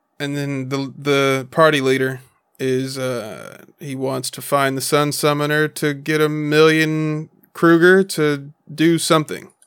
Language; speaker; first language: English; native; English